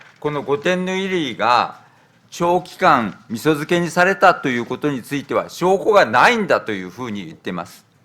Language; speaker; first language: Japanese; native; Japanese